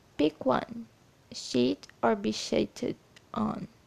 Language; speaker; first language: English; non-native, learner; Portuguese